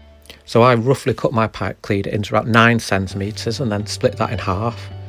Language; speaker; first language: English; native; English